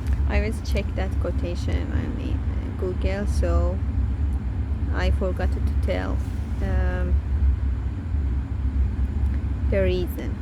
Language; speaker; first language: English; non-native, learner; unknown